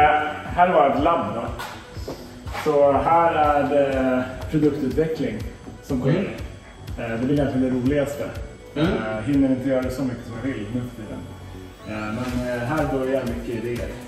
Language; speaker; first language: Swedish; native; Swedish